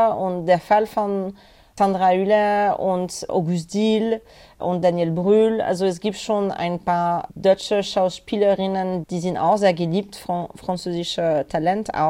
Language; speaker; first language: German; non-native, learner; French